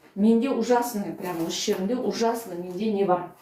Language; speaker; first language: Russian; non-native, local second language; Kazakh